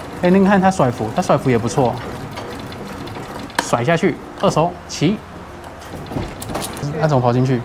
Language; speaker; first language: Chinese; native; Chinese